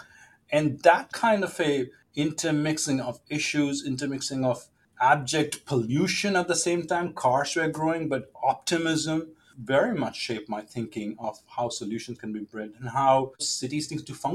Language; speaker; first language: English; non-native, local second language; Hindi